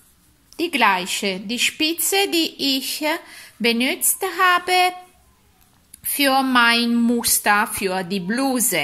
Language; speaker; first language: German; non-native, fluent; Italian